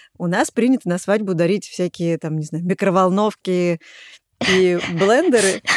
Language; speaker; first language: Russian; native; Russian